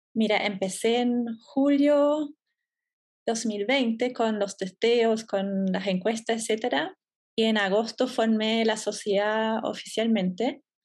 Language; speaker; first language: Spanish; non-native, fluent; German